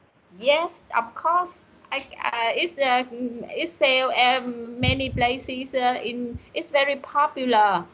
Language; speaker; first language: English; non-native, learner; Vietnamese